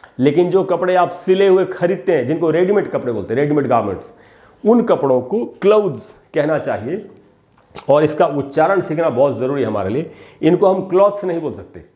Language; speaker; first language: Hindi; native; Hindi